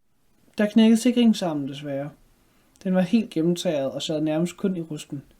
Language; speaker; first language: Danish; native; Danish